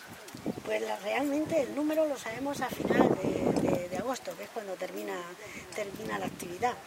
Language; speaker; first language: Spanish; native; Spanish